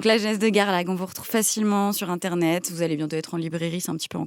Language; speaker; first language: French; native; French